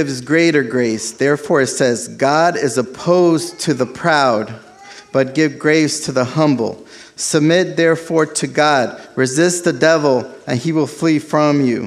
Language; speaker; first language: English; early bilingual, other home language; Spanish